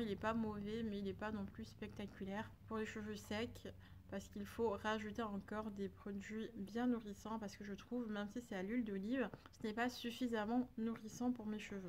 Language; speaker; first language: French; native; French